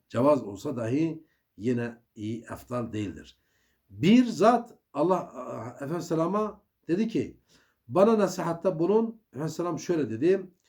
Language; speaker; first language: Turkish; native; Turkish